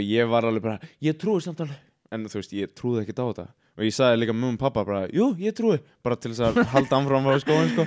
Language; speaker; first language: Icelandic; native; Icelandic